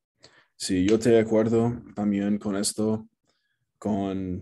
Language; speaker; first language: Spanish; non-native, learner; English